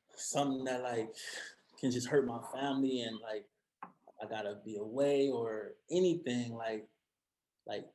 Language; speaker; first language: English; native; English